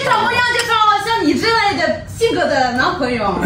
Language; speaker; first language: Chinese; non-native, fluent; Ukrainian